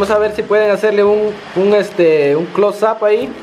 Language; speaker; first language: Spanish; native; Spanish